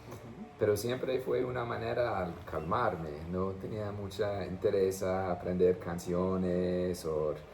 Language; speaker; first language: Spanish; non-native, fluent; English